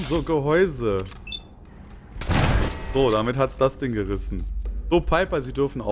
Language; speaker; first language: German; native; German